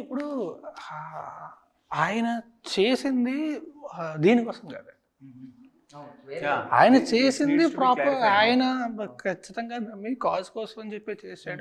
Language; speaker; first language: Telugu; native; Telugu